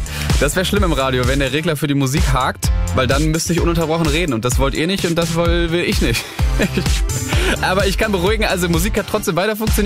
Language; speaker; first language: German; native; German